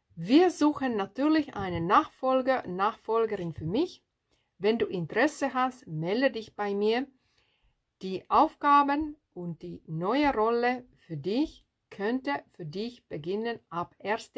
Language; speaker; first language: German; non-native, fluent; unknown